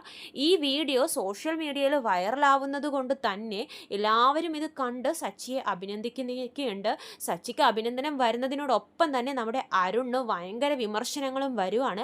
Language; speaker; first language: Malayalam; native; Malayalam